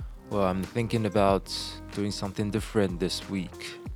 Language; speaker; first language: English; non-native, fluent; Chinese